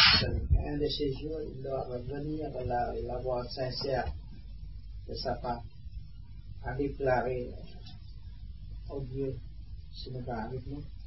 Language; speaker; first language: French; non-native, learner; Vietnamese